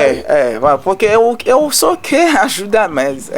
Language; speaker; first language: Portuguese; non-native, learner; Haitian Creole